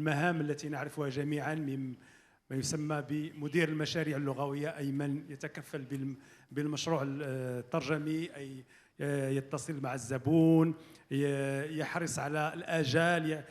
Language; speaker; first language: Arabic; native; Arabic